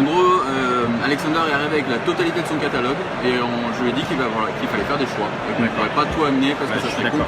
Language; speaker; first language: French; native; French